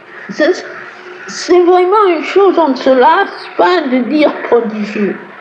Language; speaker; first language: French; native; French